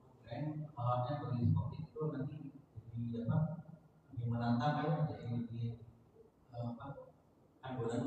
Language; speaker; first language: Indonesian; native; Indonesian